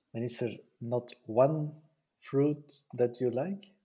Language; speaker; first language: English; non-native, learner; Dutch